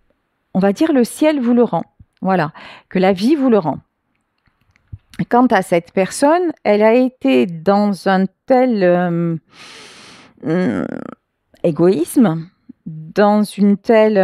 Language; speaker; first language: French; native; French